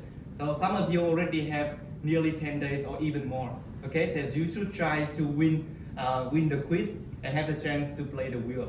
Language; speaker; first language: English; non-native, learner; Vietnamese